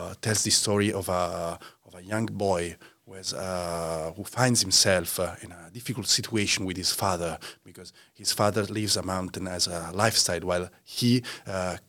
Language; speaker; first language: English; non-native, fluent; Italian